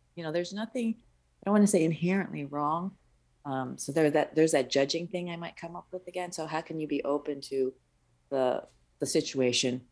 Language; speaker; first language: English; early bilingual, other home language; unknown